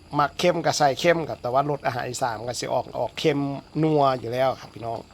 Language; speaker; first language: Thai; non-native, local second language; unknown